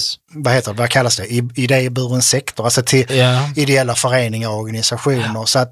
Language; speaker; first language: Swedish; native; Swedish